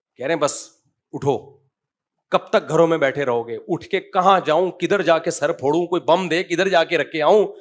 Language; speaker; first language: Urdu; native; Urdu